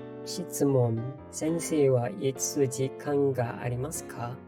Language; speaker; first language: Japanese; non-native, learner; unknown